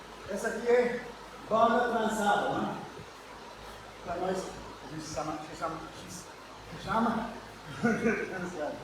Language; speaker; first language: Portuguese; non-native, learner; English